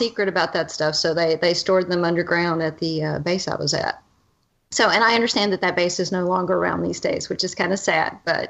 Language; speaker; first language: English; native; English